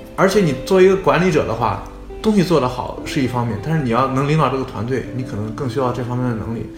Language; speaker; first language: Chinese; native; Chinese